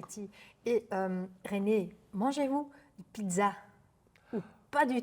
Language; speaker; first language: French; non-native, local second language; Dutch